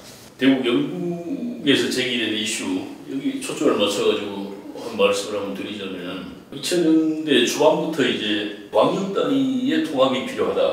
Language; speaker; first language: Korean; native; Korean